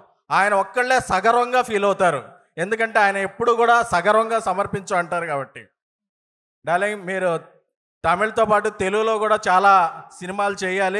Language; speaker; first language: Telugu; native; Telugu